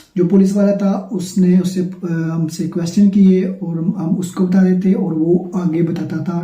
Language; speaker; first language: Urdu; non-native, local second language; Punjabi